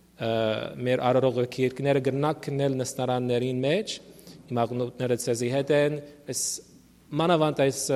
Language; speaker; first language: Armenian; early bilingual, heritage; Armenian